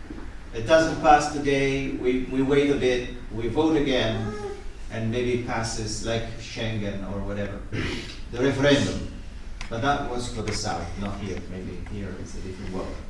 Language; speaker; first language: English; non-native, fluent; Italian